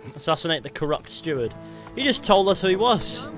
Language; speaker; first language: English; native; English